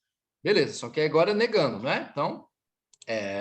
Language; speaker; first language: Portuguese; native; Portuguese